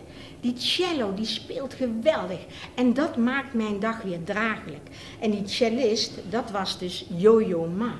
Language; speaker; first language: Dutch; native; Dutch